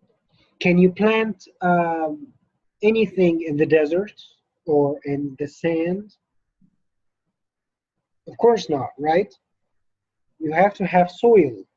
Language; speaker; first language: English; non-native, fluent; Arabic